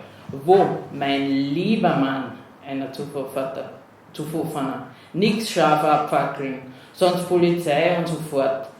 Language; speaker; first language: German; native; German